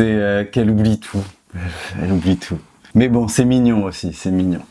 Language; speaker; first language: French; native; French